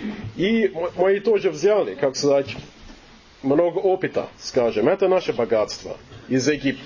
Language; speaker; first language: Russian; non-native, fluent; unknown